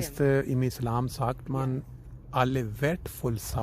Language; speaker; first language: German; non-native, fluent; Urdu